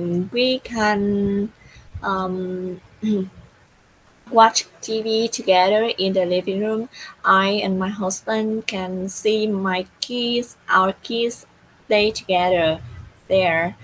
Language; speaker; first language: English; non-native, learner; Vietnamese